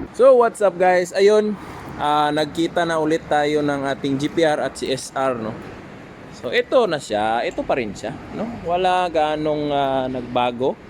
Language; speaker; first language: Filipino; non-native, local second language; Cebuano